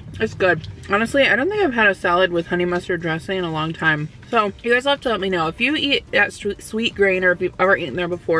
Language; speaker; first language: English; native; English